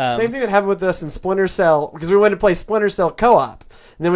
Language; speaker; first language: English; native; English